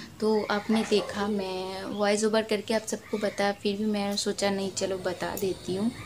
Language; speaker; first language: Hindi; non-native, local second language; Bangla